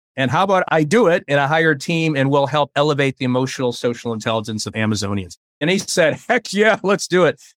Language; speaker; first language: English; early bilingual, other home language; Chinese